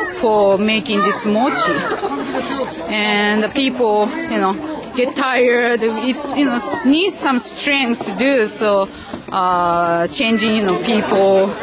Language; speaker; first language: English; non-native, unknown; Japanese